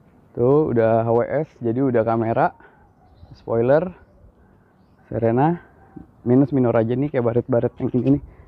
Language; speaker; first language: Indonesian; native; Indonesian